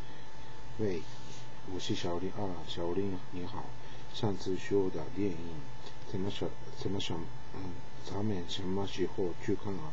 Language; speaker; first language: Chinese; non-native, learner; Japanese